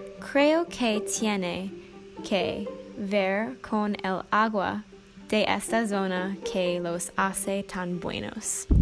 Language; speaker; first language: Spanish; non-native, learner; English